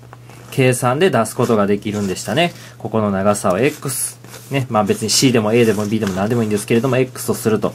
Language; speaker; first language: Japanese; native; Japanese